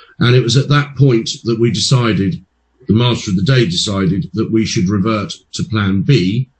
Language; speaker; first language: English; native; English